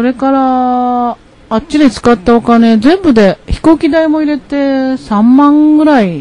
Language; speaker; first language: Japanese; native; Japanese